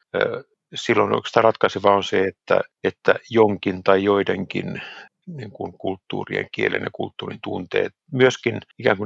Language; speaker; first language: Finnish; native; Finnish